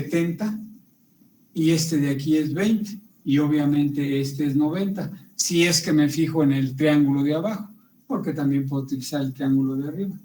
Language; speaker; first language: Spanish; native; Spanish